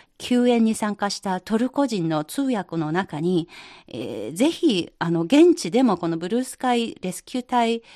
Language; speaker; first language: Japanese; non-native, fluent; Chinese